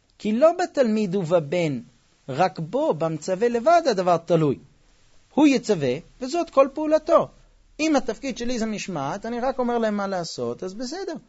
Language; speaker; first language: Hebrew; non-native, fluent; English